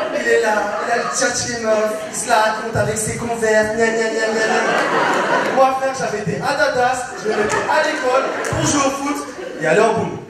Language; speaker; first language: French; early bilingual, other home language; Vietnamese